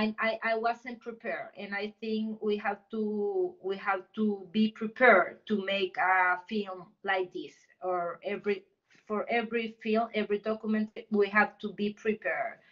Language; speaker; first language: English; non-native, learner; Spanish